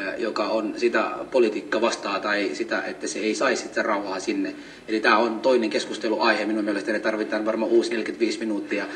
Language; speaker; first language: Finnish; non-native, fluent; Somali